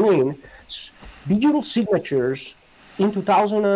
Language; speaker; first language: English; non-native, fluent; Spanish